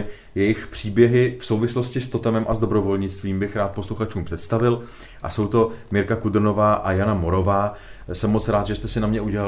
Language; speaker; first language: Czech; native; Czech